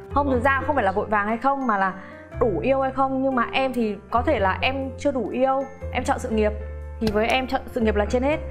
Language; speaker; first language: Vietnamese; native; Vietnamese